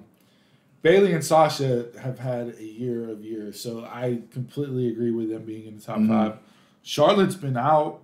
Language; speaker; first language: English; native; English